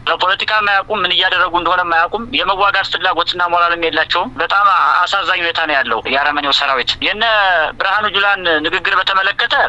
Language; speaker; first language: Amharic; native; Amharic